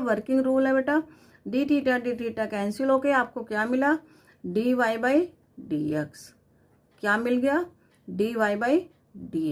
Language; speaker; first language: Hindi; native; Hindi